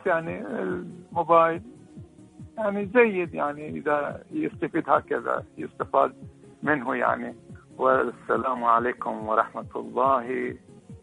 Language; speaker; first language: Arabic; non-native, fluent; Persian